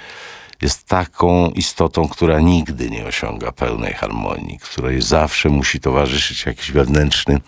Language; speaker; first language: Polish; native; Polish